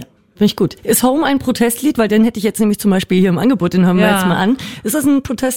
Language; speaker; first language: German; native; German